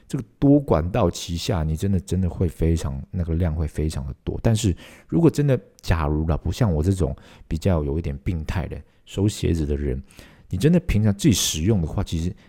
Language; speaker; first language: Chinese; non-native, local second language; Cantonese